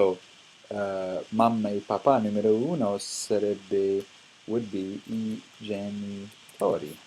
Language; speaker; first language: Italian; non-native, fluent; English